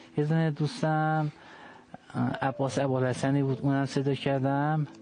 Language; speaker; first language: Persian; non-native, local second language; Azerbaijani